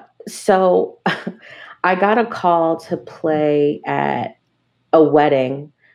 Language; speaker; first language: English; native; English